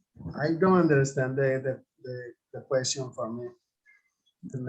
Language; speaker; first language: English; non-native, learner; Spanish